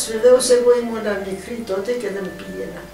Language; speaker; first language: Greek; early bilingual, heritage; Greek